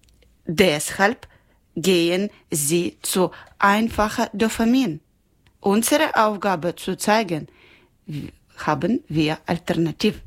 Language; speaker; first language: German; non-native, learner; Ukrainian